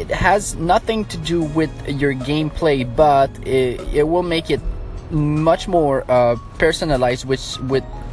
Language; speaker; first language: English; non-native, fluent; French